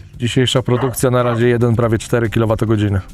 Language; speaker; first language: Polish; native; Polish